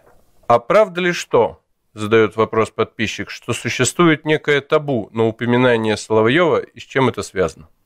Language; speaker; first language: Russian; native; Russian